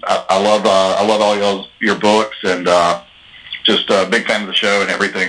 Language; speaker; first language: English; native; English